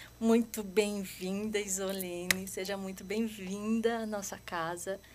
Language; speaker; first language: Portuguese; early bilingual, other home language; Arabic